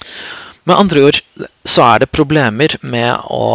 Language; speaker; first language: Norwegian; non-native, fluent; English